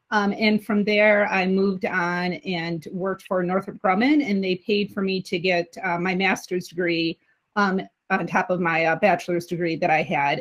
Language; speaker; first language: English; native; English